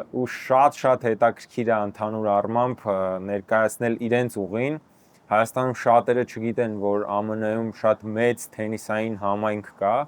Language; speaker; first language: Armenian; native; Armenian